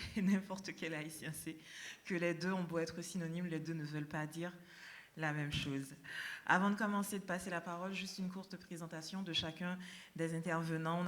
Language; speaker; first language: French; non-native, local second language; Haitian Creole